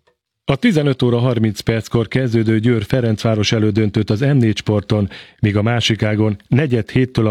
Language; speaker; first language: Hungarian; native; Hungarian